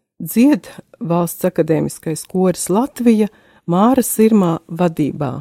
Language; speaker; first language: Latvian; native; Latvian